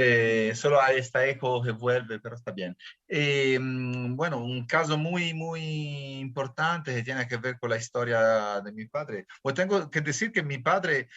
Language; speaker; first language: Spanish; non-native, fluent; Italian